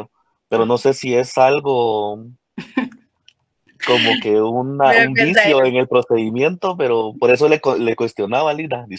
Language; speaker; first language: Spanish; native; Spanish